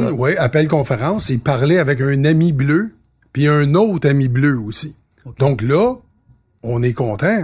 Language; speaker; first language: French; native; French